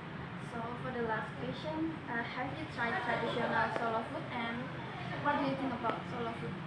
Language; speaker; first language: English; non-native, learner; Indonesian